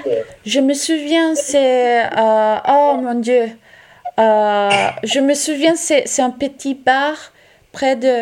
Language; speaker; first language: French; non-native, fluent; Italian